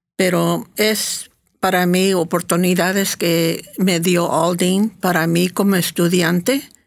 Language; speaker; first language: Spanish; early bilingual, heritage; Spanish